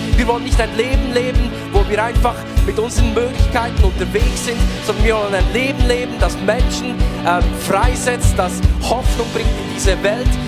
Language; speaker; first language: German; native; German